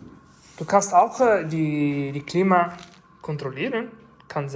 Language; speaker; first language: German; non-native, learner; Italian